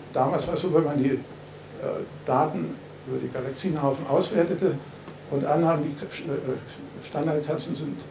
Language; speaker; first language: German; native; German